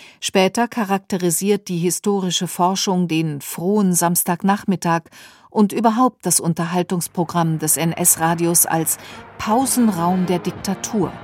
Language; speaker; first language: German; native; German